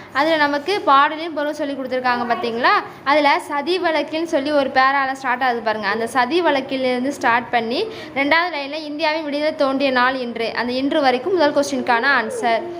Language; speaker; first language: Tamil; native; Tamil